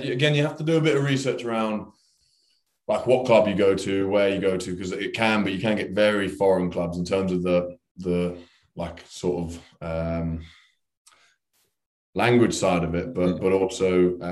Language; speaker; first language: English; native; English